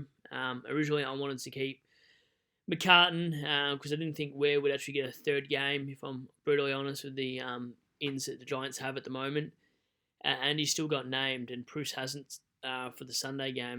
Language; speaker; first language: English; native; English